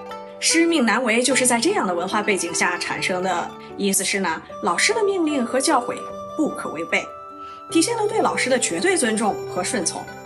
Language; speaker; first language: Chinese; native; Chinese